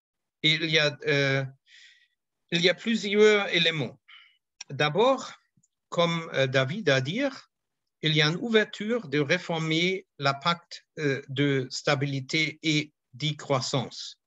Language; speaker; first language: French; non-native, fluent; German